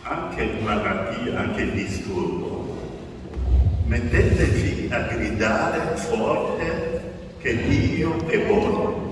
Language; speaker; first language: Italian; non-native, fluent; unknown